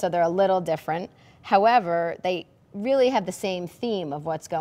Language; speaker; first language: English; native; English